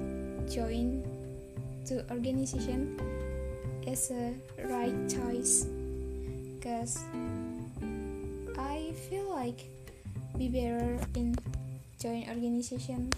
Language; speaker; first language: English; non-native, learner; Indonesian